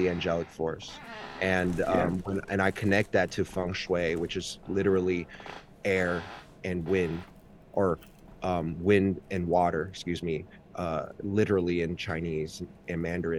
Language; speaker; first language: English; early bilingual, other home language; Chinese